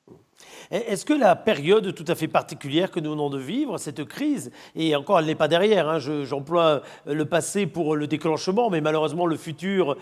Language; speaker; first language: French; native; French